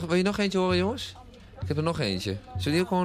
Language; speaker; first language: Dutch; native; Dutch